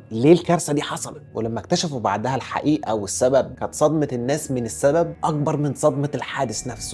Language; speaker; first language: Arabic; native; Arabic